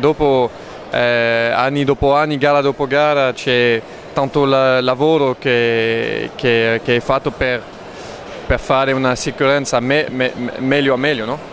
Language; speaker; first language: Italian; non-native, learner; French